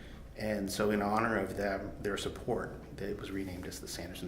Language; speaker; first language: English; native; English